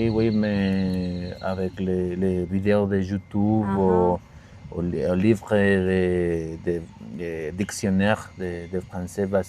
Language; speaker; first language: French; non-native, learner; Spanish